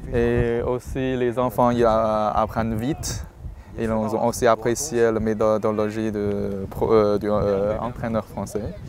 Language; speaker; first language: French; non-native, fluent; Chinese